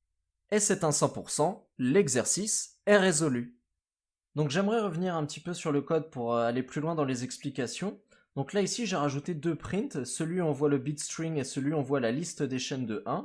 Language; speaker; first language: French; native; French